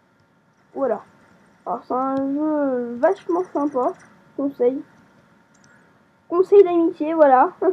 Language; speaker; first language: French; native; French